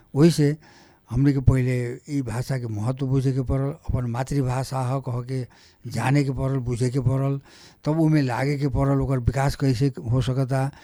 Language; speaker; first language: Bhojpuri; non-native, local second language; Nepali